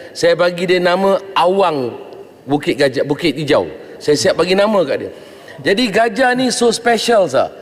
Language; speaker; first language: Malay; native; Malay